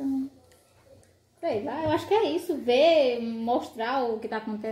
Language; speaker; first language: Portuguese; native; Portuguese